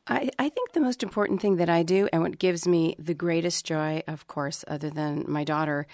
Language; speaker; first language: English; early bilingual, other home language; Spanish